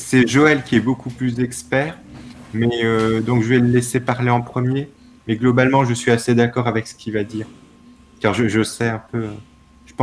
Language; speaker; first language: French; native; French